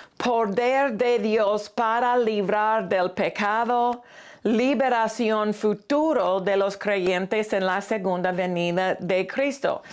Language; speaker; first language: Spanish; non-native, fluent; English